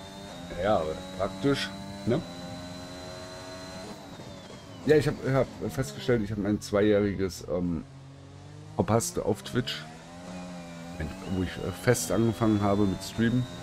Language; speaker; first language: German; native; German